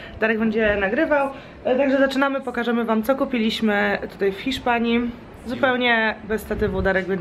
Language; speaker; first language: Polish; native; Polish